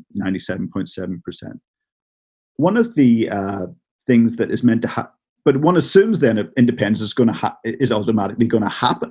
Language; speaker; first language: English; native; English